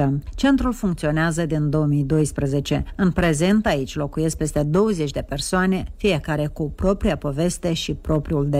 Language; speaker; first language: Romanian; native; Romanian